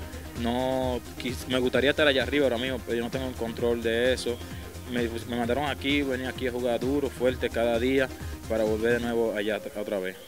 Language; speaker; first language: Spanish; native; Spanish